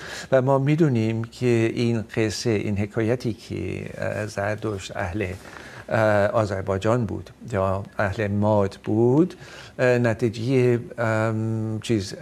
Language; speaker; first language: Persian; non-native, fluent; Dutch